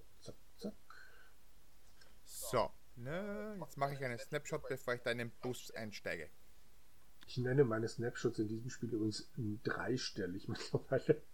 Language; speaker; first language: German; native; German